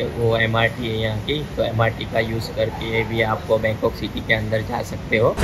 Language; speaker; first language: Hindi; non-native, local second language; Gujarati